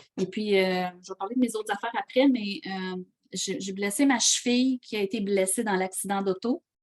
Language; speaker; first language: French; native; French